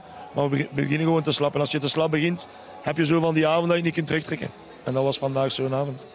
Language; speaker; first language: Dutch; native; Dutch